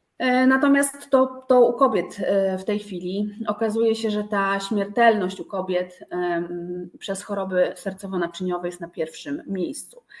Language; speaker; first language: Polish; native; Polish